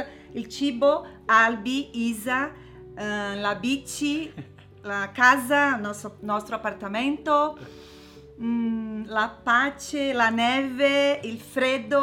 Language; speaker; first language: Italian; non-native, learner; Portuguese